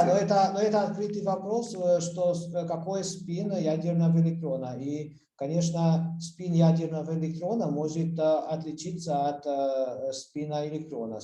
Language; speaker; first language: Russian; non-native, fluent; Hungarian